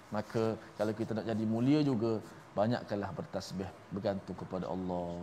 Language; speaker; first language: Malay; native; Malay